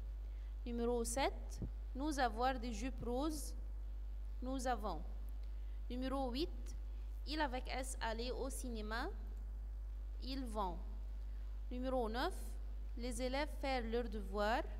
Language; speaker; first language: French; non-native, fluent; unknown